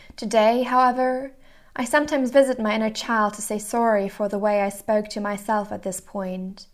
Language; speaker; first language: English; non-native, fluent; German